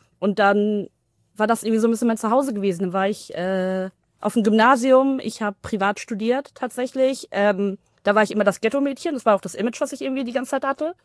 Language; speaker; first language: German; early bilingual, other home language; Tamil